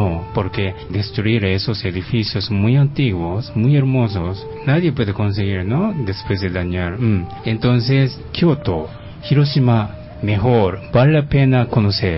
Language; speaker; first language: Spanish; non-native, fluent; Japanese